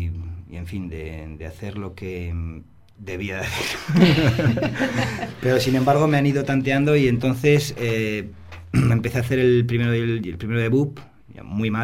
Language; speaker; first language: Spanish; native; Spanish